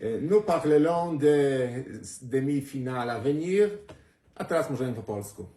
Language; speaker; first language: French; non-native, learner; Polish